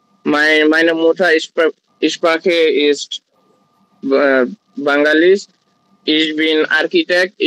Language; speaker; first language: German; non-native, learner; Bangla